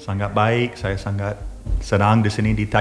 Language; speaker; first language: Indonesian; non-native, learner; English